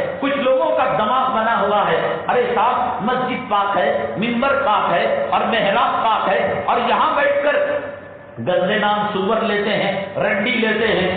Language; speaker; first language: Urdu; native; Urdu